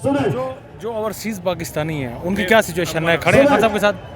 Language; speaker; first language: Urdu; native; Urdu